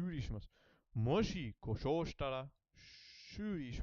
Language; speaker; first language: Japanese; non-native, learner; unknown